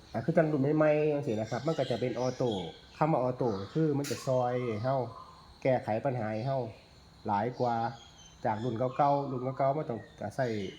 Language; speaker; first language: Thai; native; Thai